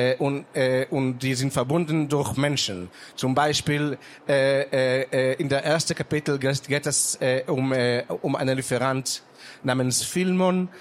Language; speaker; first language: German; non-native, fluent; Hebrew